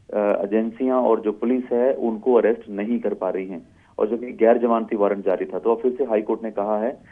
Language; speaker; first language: Hindi; native; Hindi